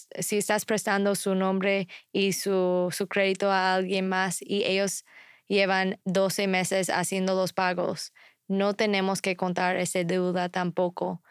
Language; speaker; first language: Spanish; non-native, fluent; English